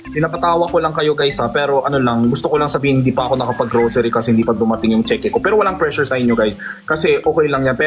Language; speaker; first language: Filipino; non-native, fluent; Korean